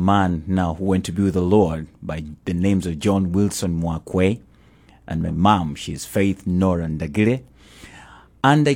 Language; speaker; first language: English; non-native, local second language; Ganda